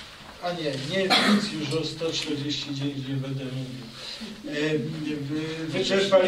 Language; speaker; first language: Polish; native; Polish